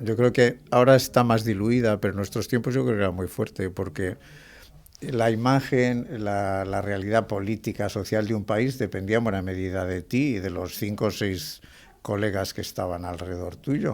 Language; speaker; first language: Spanish; native; Spanish